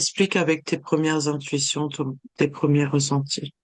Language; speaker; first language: French; native; French